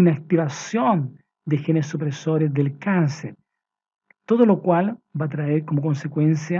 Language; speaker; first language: Spanish; native; Spanish